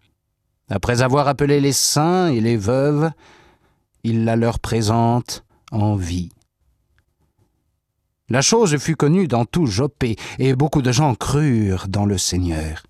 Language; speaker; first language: French; native; French